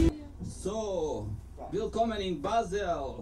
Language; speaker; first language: German; non-native, learner; Bulgarian